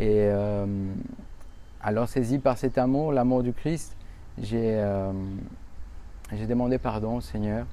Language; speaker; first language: French; non-native, fluent; Spanish